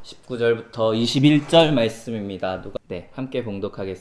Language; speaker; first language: Korean; native; Korean